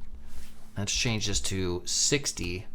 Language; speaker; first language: English; native; English